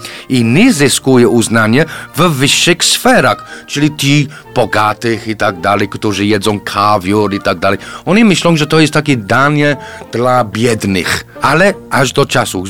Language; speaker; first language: Polish; non-native, fluent; English